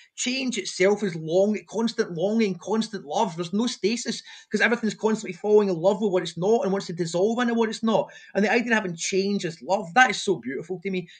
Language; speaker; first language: English; native; English